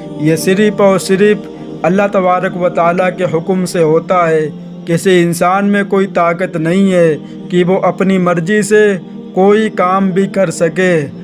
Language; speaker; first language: Urdu; native; Urdu